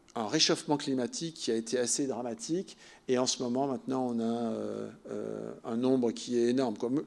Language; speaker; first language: French; native; French